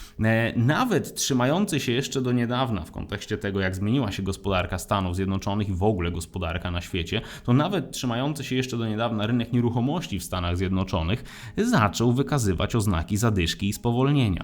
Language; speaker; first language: Polish; native; Polish